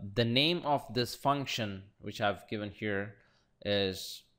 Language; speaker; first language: English; non-native, local second language; Malayalam